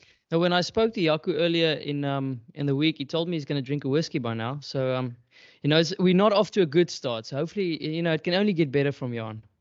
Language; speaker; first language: English; non-native, local second language; Afrikaans